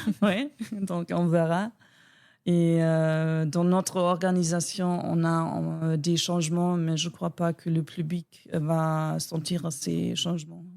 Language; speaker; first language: French; non-native, learner; German